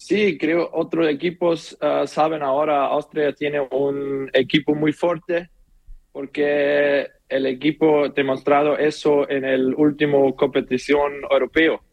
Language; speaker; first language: Spanish; non-native, learner; German